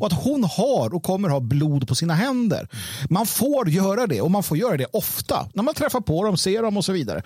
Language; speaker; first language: Swedish; native; Swedish